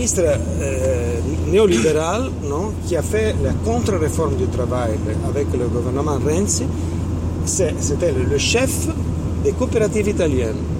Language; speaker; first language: French; non-native, fluent; Italian